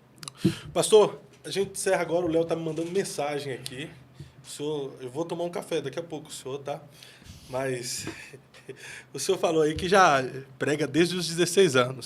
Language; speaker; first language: Portuguese; native; Portuguese